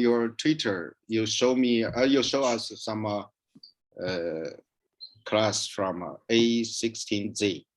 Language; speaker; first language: English; non-native, learner; Chinese